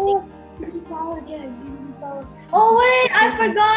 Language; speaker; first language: English; non-native, learner; Indonesian